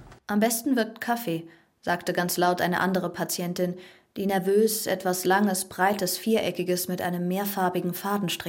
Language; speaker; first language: German; non-native, fluent; Persian